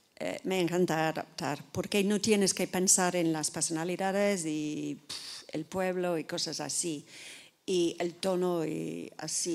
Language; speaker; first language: Spanish; non-native, fluent; English